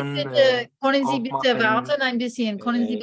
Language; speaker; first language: German; non-native, learner; English